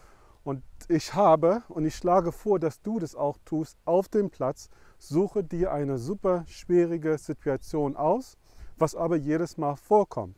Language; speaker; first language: German; non-native, fluent; English